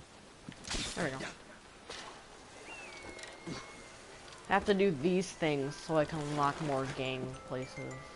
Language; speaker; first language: English; native; English